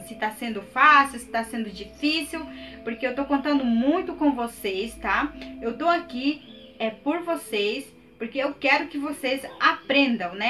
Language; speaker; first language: Portuguese; non-native, local second language; Guarani